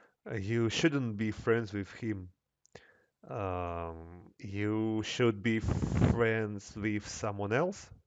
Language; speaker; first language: English; non-native, learner; Russian